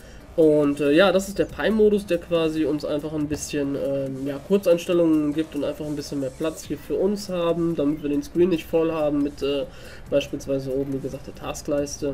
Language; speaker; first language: German; native; German